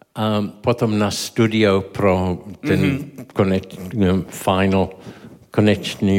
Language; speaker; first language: Czech; non-native, learner; English